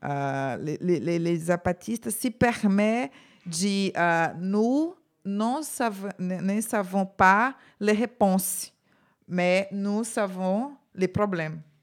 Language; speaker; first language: French; non-native, learner; Portuguese